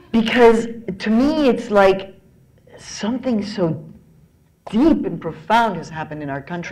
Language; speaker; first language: English; early bilingual, other home language; Spanish